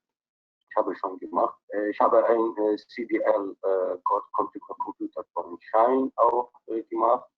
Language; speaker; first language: German; non-native, learner; Arabic